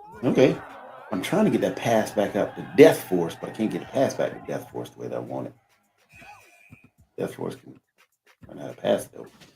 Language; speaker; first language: English; native; English